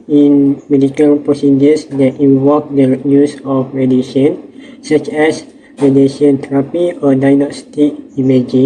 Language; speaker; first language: English; non-native, learner; Malay